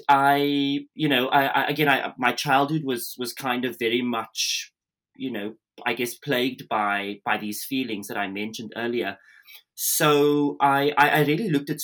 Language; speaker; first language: English; native; English